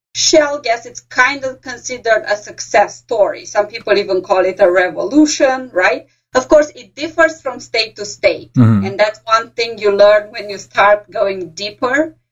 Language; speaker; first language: English; non-native, fluent; Romanian